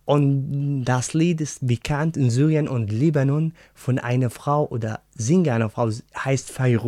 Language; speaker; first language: German; non-native, learner; Arabic